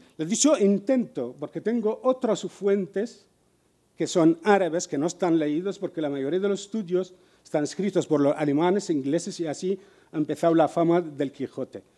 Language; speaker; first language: Spanish; non-native, fluent; Arabic